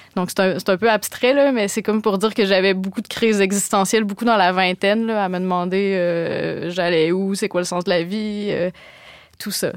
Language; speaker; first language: French; native; French